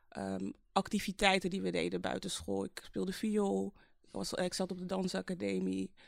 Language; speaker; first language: Dutch; early bilingual, other home language; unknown